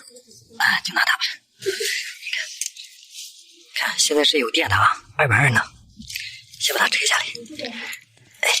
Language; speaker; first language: Chinese; native; Chinese